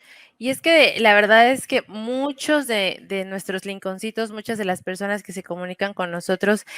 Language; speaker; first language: Spanish; native; Spanish